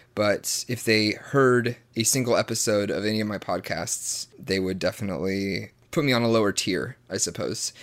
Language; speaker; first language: English; native; English